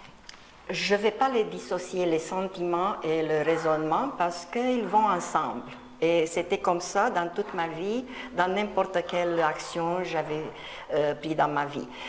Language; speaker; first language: French; non-native, fluent; Romanian